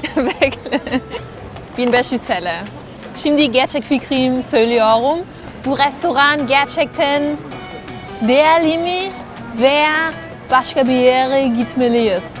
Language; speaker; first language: Turkish; non-native, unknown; German